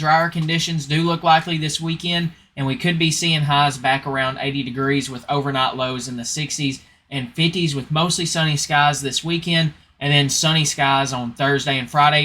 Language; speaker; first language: English; native; English